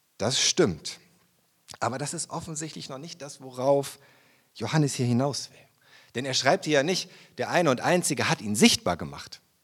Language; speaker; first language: German; native; German